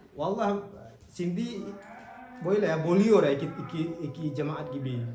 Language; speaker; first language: Turkish; non-native, learner; Indonesian